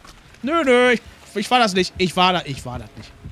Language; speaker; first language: German; native; German